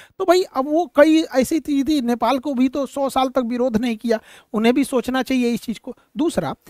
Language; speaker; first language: Hindi; native; Hindi